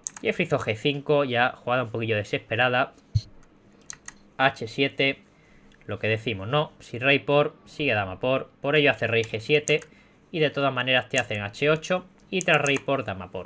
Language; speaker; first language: Spanish; native; Spanish